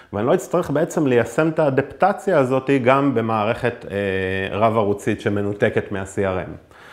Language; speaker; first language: Hebrew; native; Hebrew